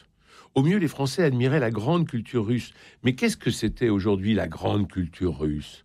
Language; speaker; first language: French; native; French